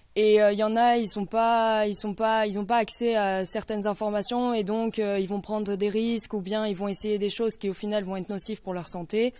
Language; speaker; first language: French; native; French